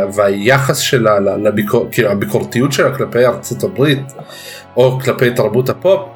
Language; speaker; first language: Hebrew; early bilingual, other home language; Russian